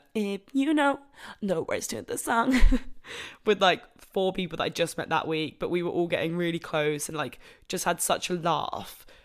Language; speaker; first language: English; native; English